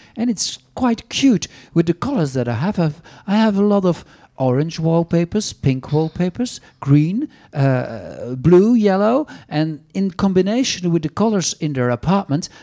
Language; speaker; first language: English; non-native, fluent; Dutch